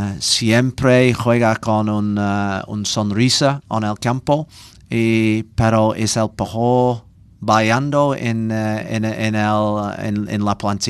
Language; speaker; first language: Spanish; non-native, learner; English